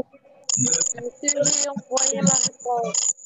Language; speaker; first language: French; non-native, learner; Arabic